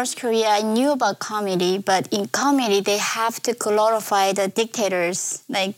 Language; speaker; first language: English; non-native, fluent; Korean